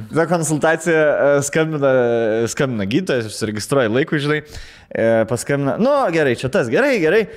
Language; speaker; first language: Lithuanian; native; Lithuanian